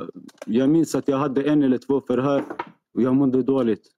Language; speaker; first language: Swedish; non-native, fluent; Arabic